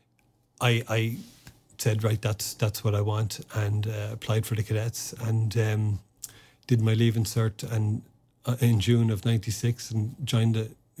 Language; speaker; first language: English; non-native, local second language; Irish